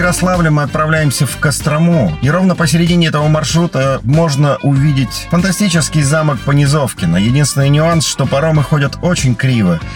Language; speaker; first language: Russian; native; Russian